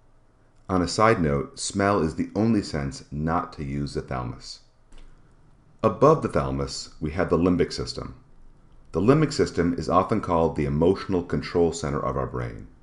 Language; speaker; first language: English; native; English